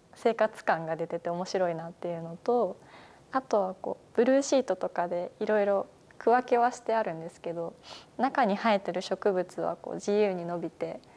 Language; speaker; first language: Japanese; native; Japanese